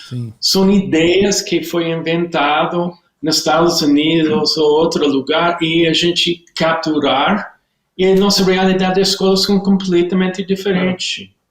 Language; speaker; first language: Portuguese; non-native, learner; English